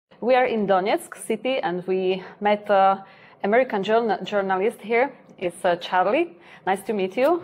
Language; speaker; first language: English; non-native, learner; Slovak